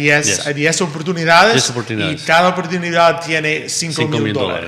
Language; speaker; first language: Spanish; early bilingual, heritage; English